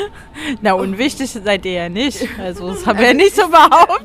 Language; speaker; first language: German; native; German